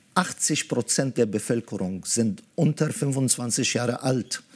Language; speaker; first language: German; early bilingual, other home language; Arabic